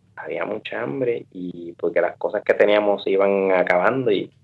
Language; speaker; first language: Spanish; native; Spanish